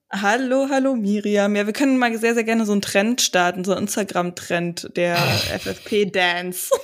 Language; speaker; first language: German; native; German